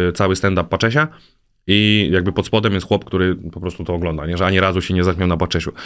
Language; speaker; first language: Polish; native; Polish